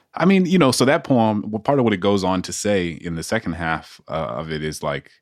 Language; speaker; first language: English; native; English